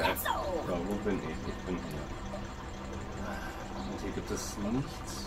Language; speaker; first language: German; native; German